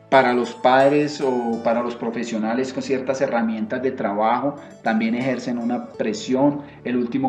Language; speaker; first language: Spanish; native; Spanish